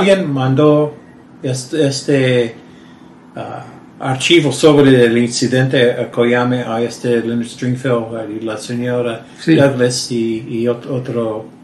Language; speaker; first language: Spanish; early bilingual, heritage; Spanish